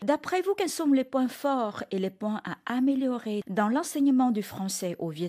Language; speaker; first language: French; non-native, fluent; Vietnamese